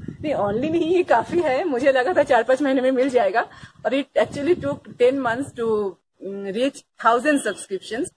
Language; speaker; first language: Hindi; non-native, local second language; Bangla